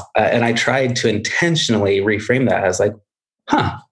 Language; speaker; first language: English; native; English